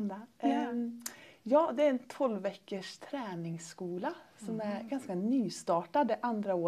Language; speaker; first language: Swedish; native; Swedish